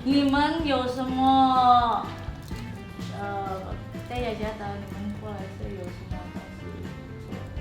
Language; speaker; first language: Chinese; non-native, fluent; Indonesian